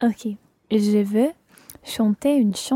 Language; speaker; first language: French; non-native, learner; English